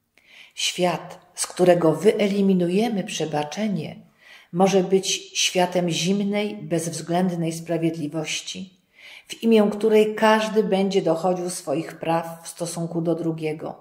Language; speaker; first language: Polish; native; Polish